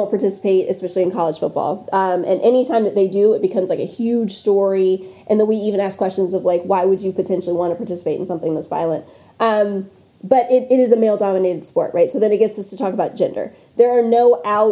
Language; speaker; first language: English; native; English